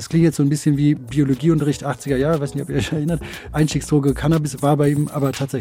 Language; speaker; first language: German; native; German